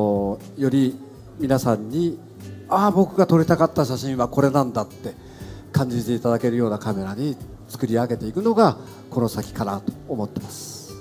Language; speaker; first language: Japanese; native; Japanese